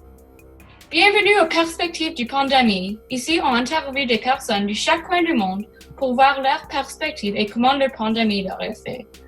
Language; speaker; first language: French; non-native, learner; English